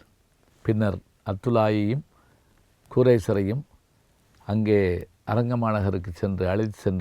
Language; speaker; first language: Tamil; native; Tamil